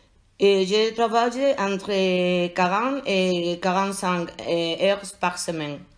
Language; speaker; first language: French; non-native, learner; Spanish